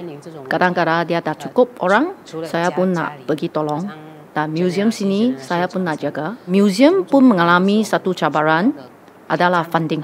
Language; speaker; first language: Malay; non-native, local second language; Chinese